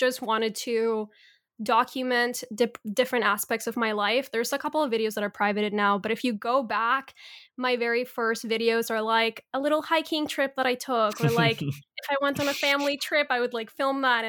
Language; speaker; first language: English; early bilingual, other home language; Spanish